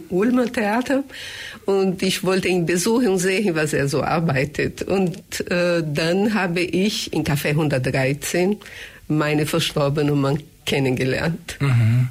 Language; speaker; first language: German; non-native, fluent; Portuguese